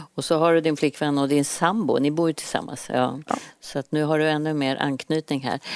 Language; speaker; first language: Swedish; native; Swedish